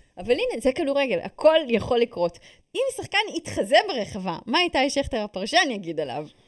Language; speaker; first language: Hebrew; native; Hebrew